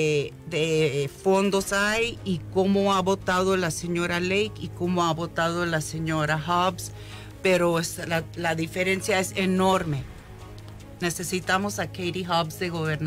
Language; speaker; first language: Spanish; early bilingual, heritage; Spanish